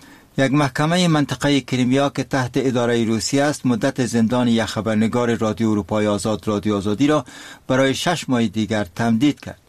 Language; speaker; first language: Persian; native; Persian